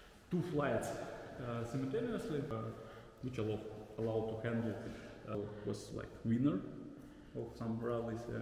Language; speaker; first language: English; non-native, learner; Russian